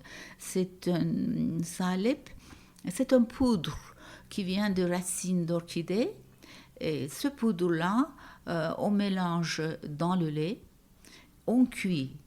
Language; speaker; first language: French; non-native, fluent; Turkish